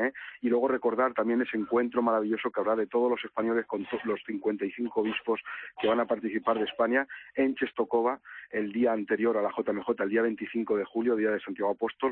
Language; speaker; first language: Spanish; native; Spanish